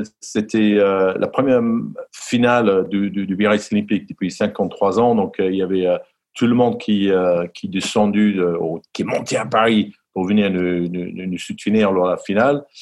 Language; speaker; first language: French; non-native, fluent; English